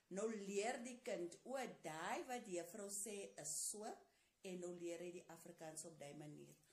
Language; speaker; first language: Afrikaans; non-native, local second language; Xhosa